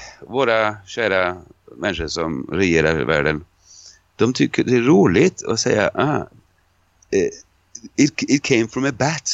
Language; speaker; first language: Swedish; non-native, fluent; Italian